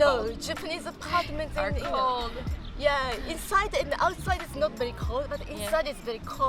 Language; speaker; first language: English; non-native, fluent; Japanese